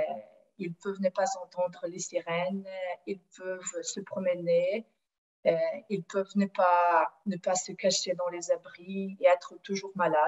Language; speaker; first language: French; non-native, fluent; Ukrainian